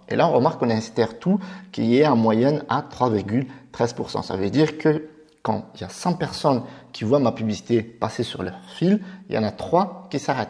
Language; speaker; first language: French; native; French